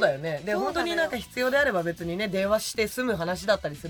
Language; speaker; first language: Japanese; native; Japanese